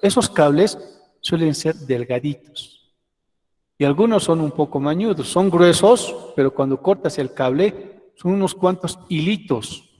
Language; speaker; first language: Spanish; native; Spanish